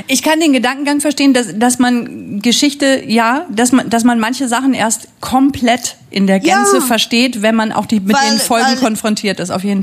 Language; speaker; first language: German; native; German